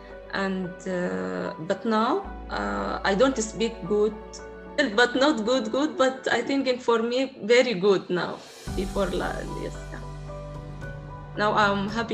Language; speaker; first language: English; non-native, learner; Arabic